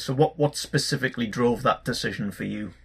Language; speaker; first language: English; native; English